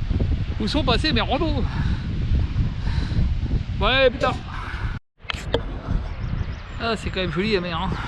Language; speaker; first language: French; native; French